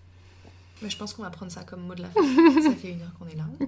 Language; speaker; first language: French; native; French